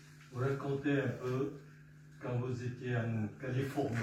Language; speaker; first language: French; non-native, fluent; Vietnamese